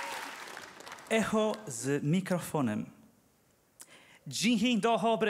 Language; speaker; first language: Polish; non-native, learner; Portuguese